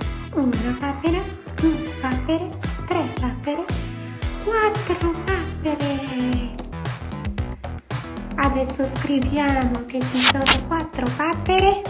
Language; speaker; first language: Italian; non-native, fluent; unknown